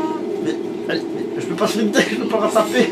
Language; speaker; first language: French; native; French